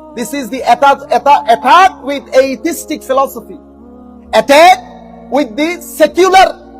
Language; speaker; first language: English; non-native, local second language; Bangla